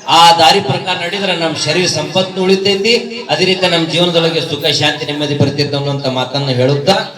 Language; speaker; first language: Kannada; native; Kannada